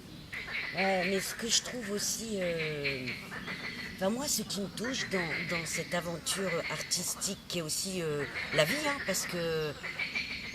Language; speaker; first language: French; native; French